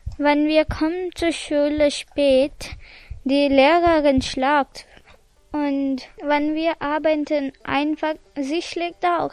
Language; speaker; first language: German; non-native, learner; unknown